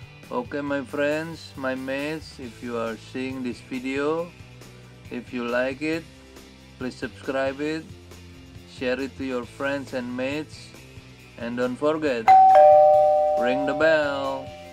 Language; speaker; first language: English; non-native, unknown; Indonesian